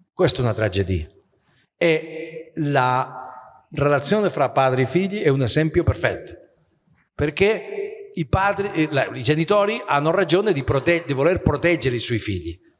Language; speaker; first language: Italian; non-native, fluent; Spanish